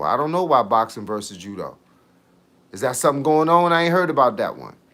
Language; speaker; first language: English; native; English